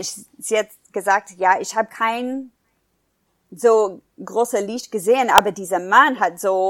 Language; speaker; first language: German; non-native, fluent; English